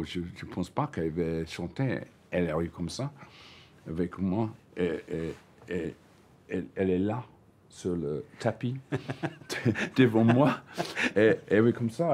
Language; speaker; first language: French; non-native, learner; English